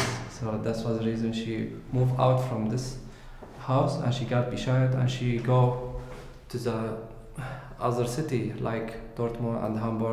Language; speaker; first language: English; non-native, learner; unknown